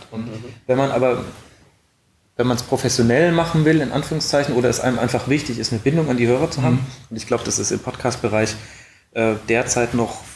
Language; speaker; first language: German; native; German